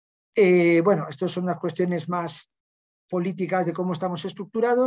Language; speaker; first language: Spanish; native; Spanish